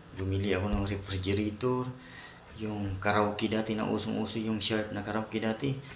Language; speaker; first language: Filipino; non-native, local second language; Cebuano